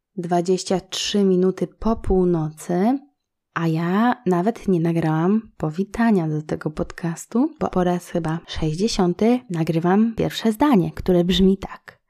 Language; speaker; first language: Polish; native; Polish